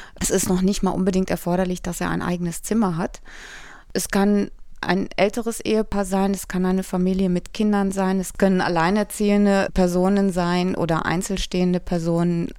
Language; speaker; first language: German; native; German